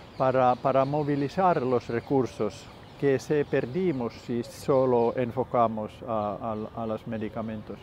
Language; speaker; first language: Spanish; non-native, learner; Finnish